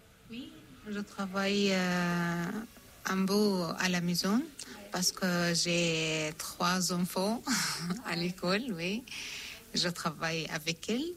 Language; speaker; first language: French; non-native, learner; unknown